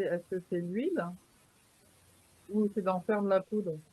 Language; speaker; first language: French; native; French